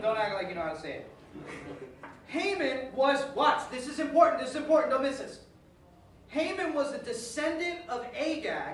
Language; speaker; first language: English; native; English